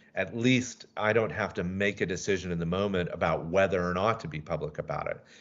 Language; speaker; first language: English; native; English